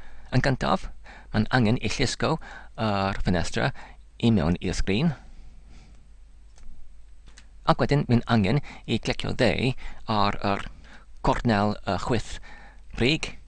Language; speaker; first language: Welsh; non-native, learner; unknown